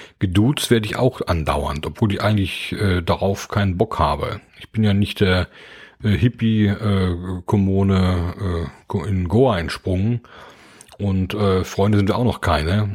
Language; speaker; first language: German; native; German